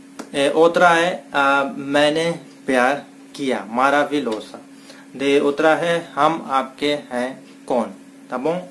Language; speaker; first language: Portuguese; non-native, learner; Hindi